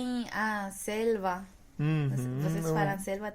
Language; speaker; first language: Portuguese; non-native, fluent; Spanish